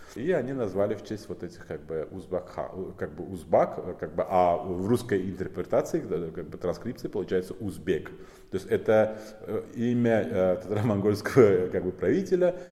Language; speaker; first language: Russian; non-native, local second language; Tajik